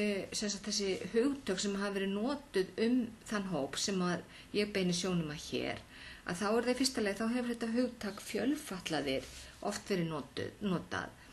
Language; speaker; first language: Icelandic; native; Icelandic